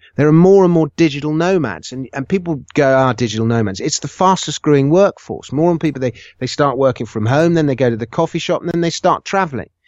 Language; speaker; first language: English; native; English